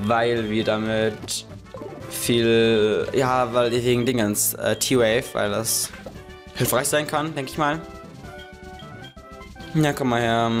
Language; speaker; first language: German; native; German